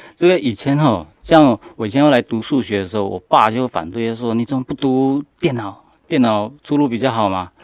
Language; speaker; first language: Chinese; native; Chinese